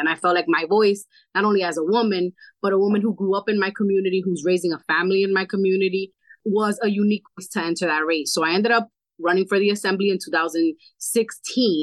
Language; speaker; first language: English; early bilingual, other home language; Spanish